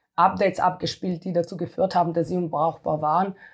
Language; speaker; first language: German; non-native, fluent; Hebrew